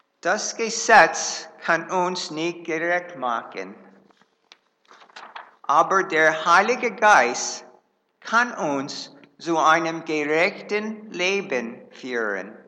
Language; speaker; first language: German; non-native, fluent; English